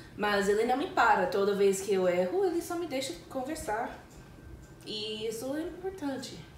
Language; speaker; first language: Portuguese; non-native, fluent; English